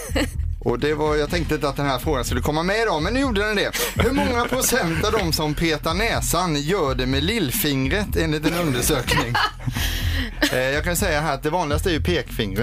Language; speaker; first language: Swedish; native; Swedish